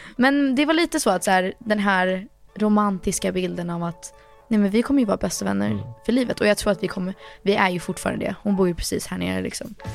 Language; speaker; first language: Swedish; native; Swedish